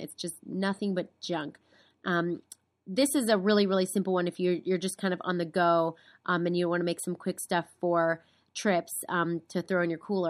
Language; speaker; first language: English; native; English